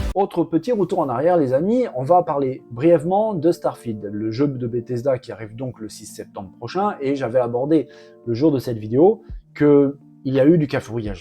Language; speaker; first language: French; native; French